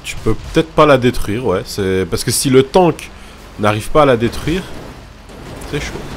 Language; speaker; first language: French; native; French